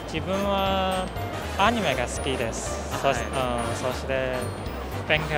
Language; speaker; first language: Japanese; non-native, learner; Cantonese